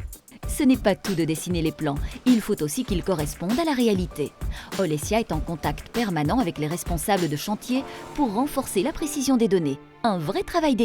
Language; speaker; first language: French; native; French